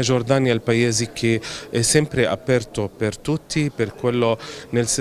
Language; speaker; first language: Italian; non-native, fluent; Arabic